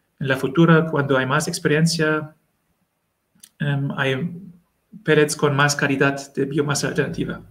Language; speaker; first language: Spanish; non-native, learner; German